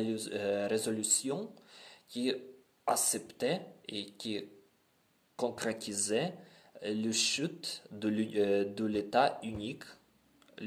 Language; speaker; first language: French; non-native, learner; Ukrainian